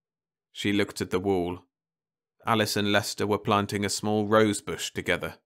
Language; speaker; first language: English; native; English